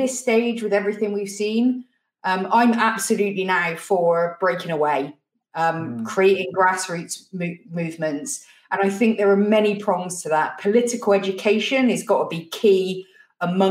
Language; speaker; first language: English; native; English